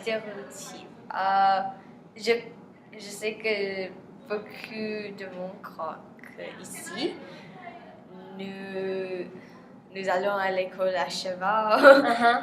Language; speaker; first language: French; non-native, learner; English